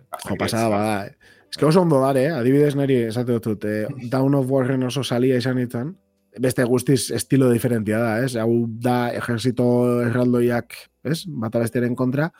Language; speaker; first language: Basque; native; Basque